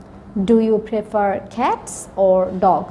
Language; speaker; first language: English; non-native, local second language; Bangla